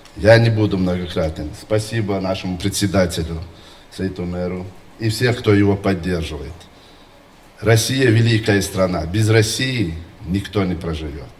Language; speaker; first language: Russian; non-native, local second language; Chechen